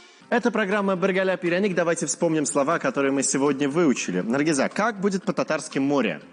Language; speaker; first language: Russian; native; Russian